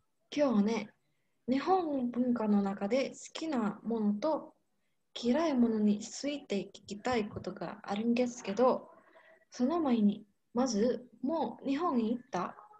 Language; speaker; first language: Japanese; non-native, learner; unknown